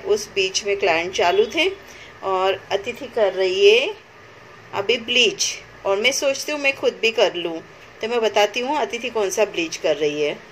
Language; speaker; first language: Hindi; native; Hindi